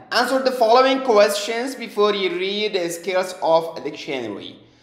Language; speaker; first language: English; non-native, fluent; Persian